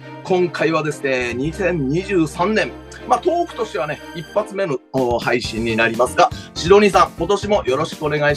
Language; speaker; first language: Japanese; native; Japanese